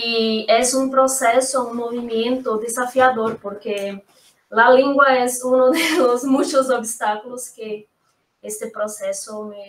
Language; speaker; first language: Spanish; non-native, learner; Portuguese